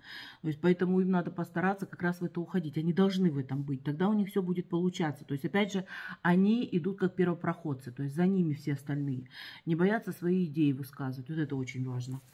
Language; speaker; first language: Russian; native; Russian